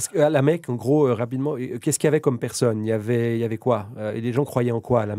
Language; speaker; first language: French; native; French